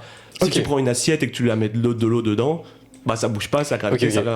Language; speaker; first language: French; native; French